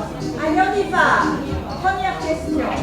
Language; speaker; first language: French; non-native, fluent; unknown